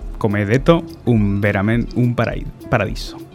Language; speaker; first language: Italian; non-native, learner; Spanish